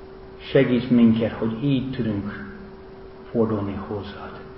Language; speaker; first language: Hungarian; non-native, fluent; English